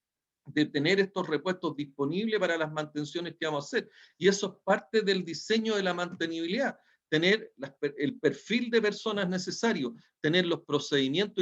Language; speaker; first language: Spanish; native; Spanish